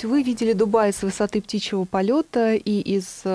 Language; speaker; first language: Russian; native; Russian